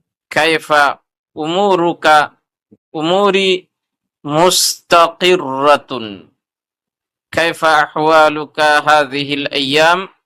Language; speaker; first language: Arabic; non-native, fluent; Urdu